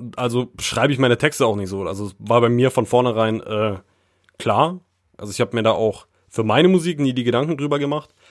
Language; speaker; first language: German; native; German